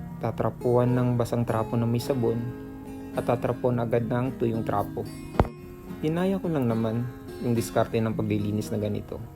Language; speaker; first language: Filipino; native; Filipino